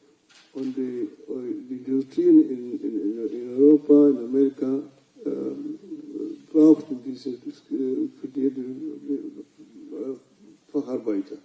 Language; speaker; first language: German; non-native, learner; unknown